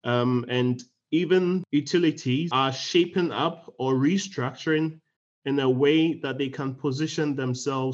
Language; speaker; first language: English; non-native, local second language; Akan